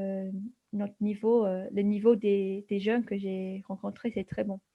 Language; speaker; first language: French; non-native, fluent; English